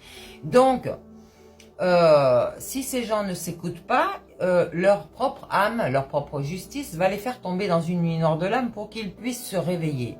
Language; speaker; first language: French; native; French